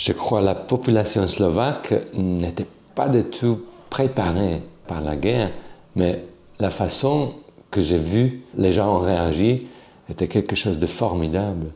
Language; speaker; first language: French; non-native, fluent; Slovak